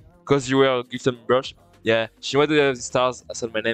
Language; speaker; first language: English; non-native, fluent; French